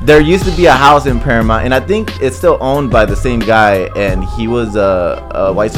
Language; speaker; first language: English; native; English